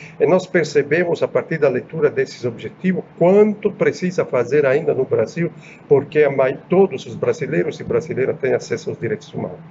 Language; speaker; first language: Portuguese; non-native, fluent; Italian